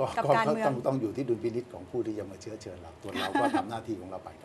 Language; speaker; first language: Thai; native; Thai